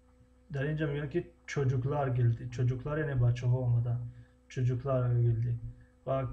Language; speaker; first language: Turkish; non-native, fluent; Tajik